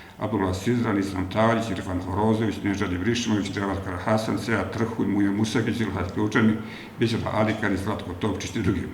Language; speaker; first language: Bosnian; native; Bosnian